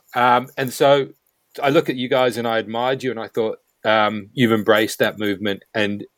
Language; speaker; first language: English; native; English